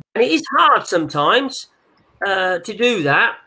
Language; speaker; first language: English; native; English